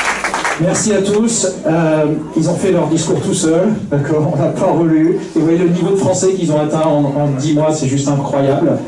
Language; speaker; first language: French; native; French